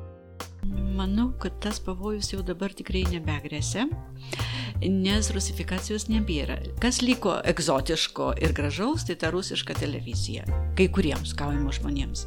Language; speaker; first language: Lithuanian; non-native, local second language; Polish